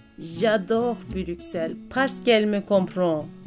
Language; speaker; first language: French; non-native, learner; Turkish